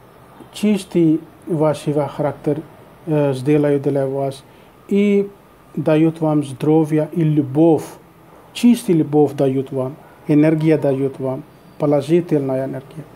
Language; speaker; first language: Russian; non-native, learner; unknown